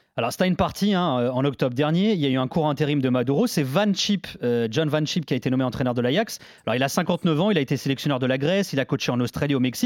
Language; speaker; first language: French; native; French